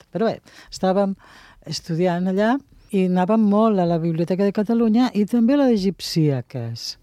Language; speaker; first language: Catalan; native; Catalan